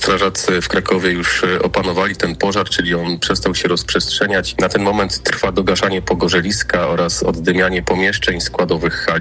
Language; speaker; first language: Polish; native; Polish